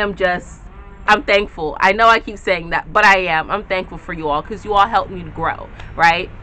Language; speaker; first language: English; native; English